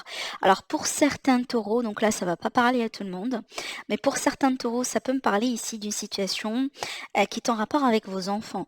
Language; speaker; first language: French; native; French